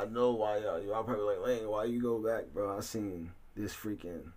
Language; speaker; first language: English; native; English